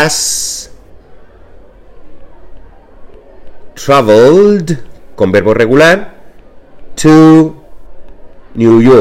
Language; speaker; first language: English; non-native, fluent; Spanish